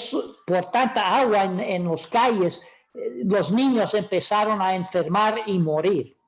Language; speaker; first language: Spanish; non-native, fluent; English